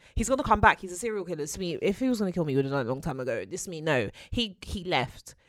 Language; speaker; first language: English; native; English